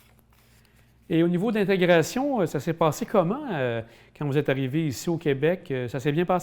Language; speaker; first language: French; native; French